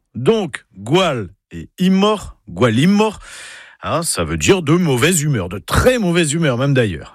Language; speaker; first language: French; native; French